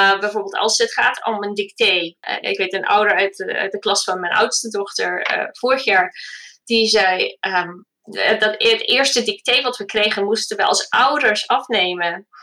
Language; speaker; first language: Dutch; non-native, fluent; English